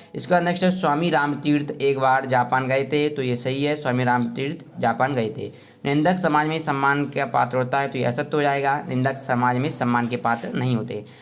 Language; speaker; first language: Hindi; native; Hindi